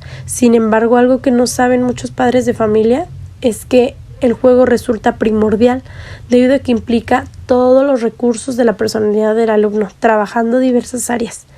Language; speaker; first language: Spanish; native; Spanish